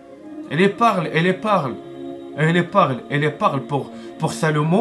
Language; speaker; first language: French; non-native, learner; Arabic